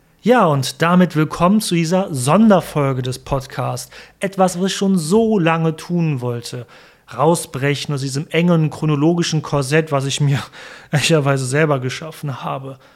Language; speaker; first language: German; native; German